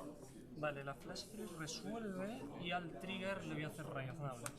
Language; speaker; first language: Spanish; native; Spanish